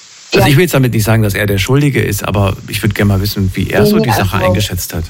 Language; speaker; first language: German; native; German